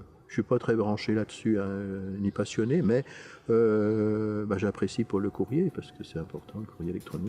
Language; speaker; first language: French; native; French